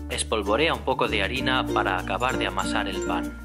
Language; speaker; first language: Spanish; native; Spanish